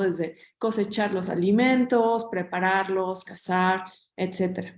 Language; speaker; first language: Spanish; native; Spanish